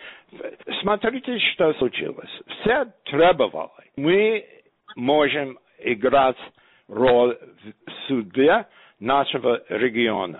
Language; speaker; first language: Russian; non-native, fluent; English